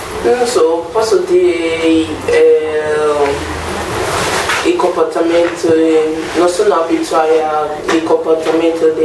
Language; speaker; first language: Italian; non-native, learner; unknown